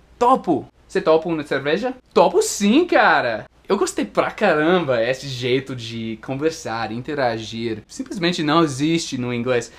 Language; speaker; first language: Portuguese; non-native, fluent; English